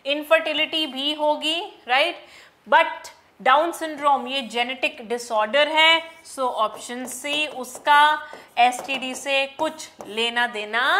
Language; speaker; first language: Hindi; non-native, local second language; Punjabi